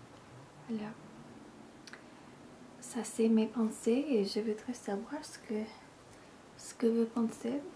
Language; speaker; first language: French; non-native, learner; English